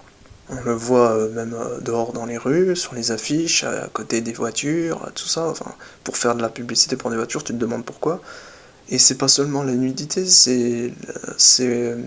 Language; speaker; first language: French; native; French